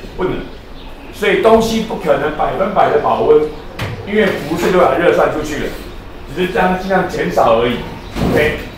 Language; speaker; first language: Chinese; native; Chinese